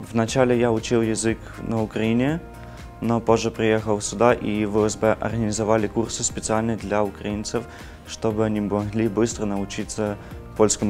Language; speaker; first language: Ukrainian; non-native, local second language; Russian